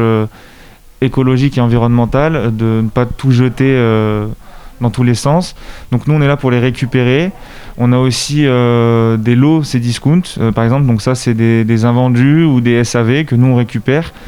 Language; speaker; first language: French; native; French